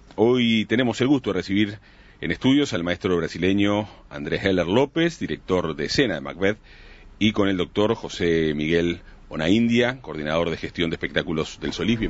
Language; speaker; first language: Spanish; native; Spanish